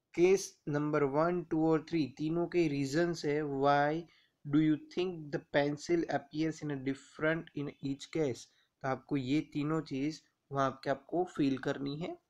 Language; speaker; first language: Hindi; non-native, local second language; Gujarati